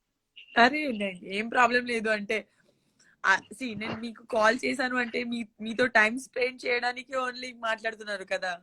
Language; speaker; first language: Telugu; non-native, learner; Gujarati